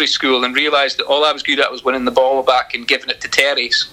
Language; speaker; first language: English; native; English